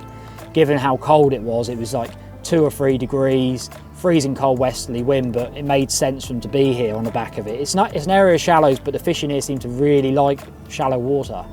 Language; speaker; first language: English; native; English